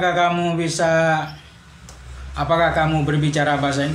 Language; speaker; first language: Indonesian; non-native, local second language; Madurese